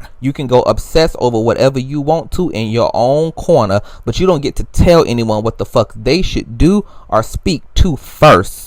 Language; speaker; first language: English; native; English